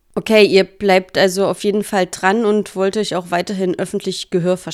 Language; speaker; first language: German; native; German